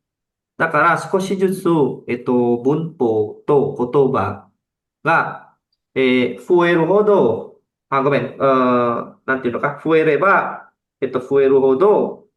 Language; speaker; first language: Japanese; non-native, fluent; Indonesian